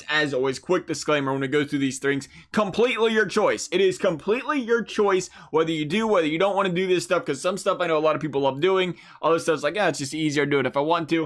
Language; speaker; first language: English; native; English